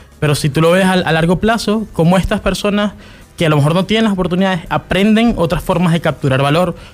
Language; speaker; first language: Spanish; native; Spanish